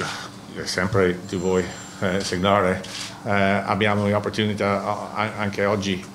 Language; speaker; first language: Italian; non-native, learner; English